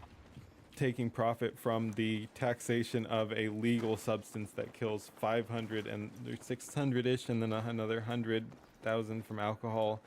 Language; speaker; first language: English; native; English